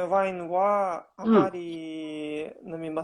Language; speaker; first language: Japanese; non-native, learner; Russian